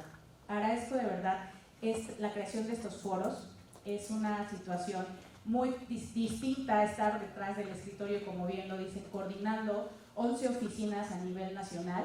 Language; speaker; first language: Spanish; native; Spanish